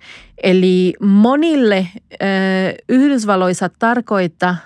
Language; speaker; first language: Finnish; non-native, fluent; Spanish